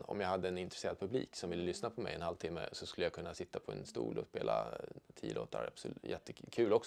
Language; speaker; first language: Swedish; native; Swedish